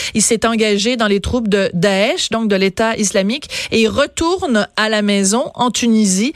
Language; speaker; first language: French; native; French